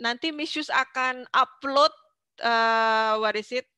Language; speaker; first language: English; non-native, fluent; Indonesian